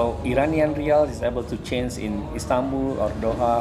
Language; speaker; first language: English; non-native, learner; Indonesian